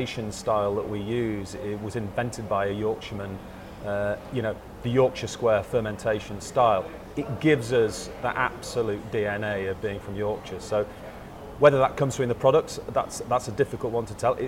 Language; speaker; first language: English; native; English